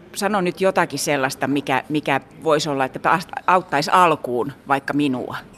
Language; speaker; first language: Finnish; native; Finnish